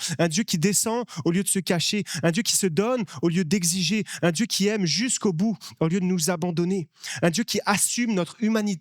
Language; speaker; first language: French; native; French